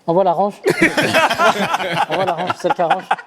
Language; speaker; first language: French; native; French